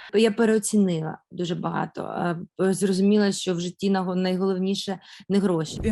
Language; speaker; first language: Ukrainian; non-native, local second language; Russian